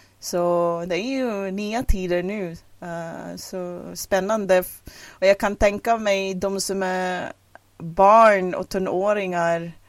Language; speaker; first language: Swedish; non-native, fluent; Filipino